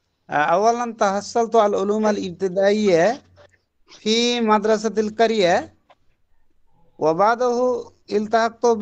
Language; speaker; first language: Arabic; non-native, learner; Bangla